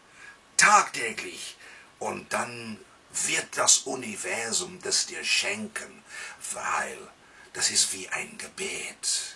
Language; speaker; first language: German; non-native, fluent; English